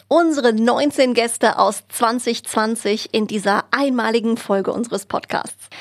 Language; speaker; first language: German; native; German